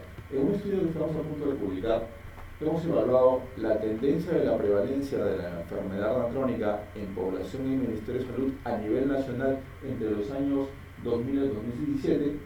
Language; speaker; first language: Spanish; native; Spanish